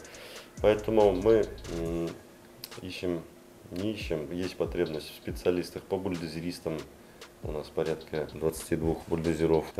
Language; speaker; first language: Russian; native; Russian